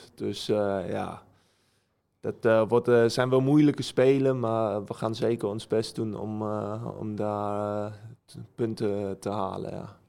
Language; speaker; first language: Dutch; early bilingual, heritage; Dutch